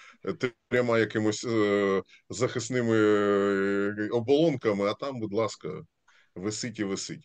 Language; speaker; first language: Ukrainian; native; Ukrainian